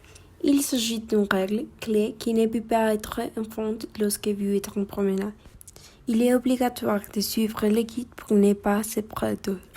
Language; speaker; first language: French; non-native, learner; Spanish